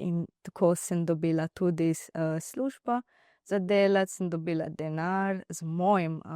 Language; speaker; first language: Slovenian; non-native, learner; Divehi